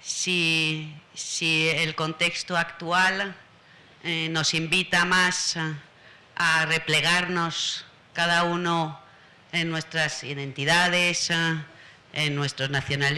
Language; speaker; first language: Spanish; native; Spanish